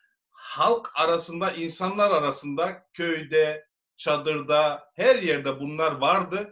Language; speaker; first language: Turkish; native; Turkish